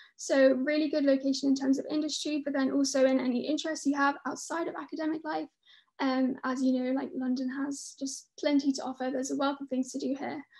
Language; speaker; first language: English; native; English